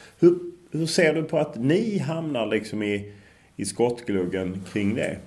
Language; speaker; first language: Swedish; native; Swedish